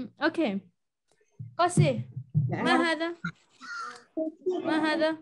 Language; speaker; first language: Arabic; non-native, fluent; Malay